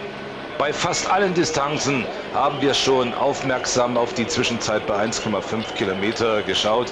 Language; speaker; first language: German; native; German